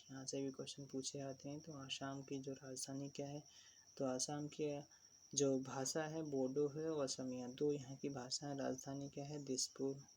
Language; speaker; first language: Hindi; native; Hindi